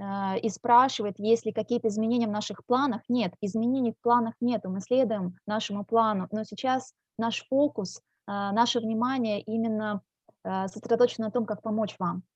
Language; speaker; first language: Russian; native; Russian